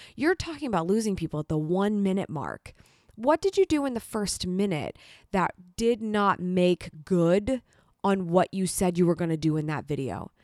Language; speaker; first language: English; native; English